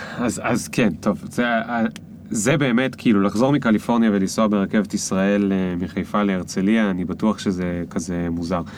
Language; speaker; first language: Hebrew; native; Hebrew